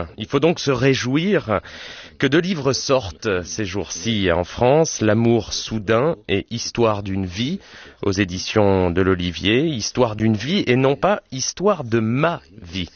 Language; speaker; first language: French; native; French